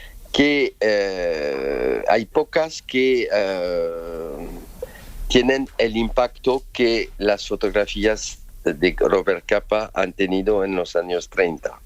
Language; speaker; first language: Spanish; non-native, fluent; French